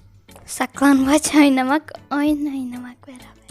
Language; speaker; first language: Turkish; early bilingual, other home language; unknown